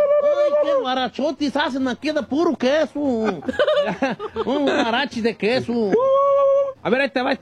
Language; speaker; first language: Spanish; native; Spanish